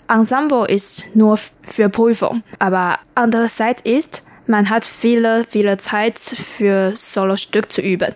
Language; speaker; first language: German; non-native, learner; Chinese